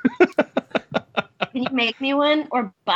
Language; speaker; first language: English; native; English